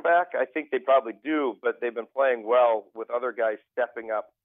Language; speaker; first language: English; native; English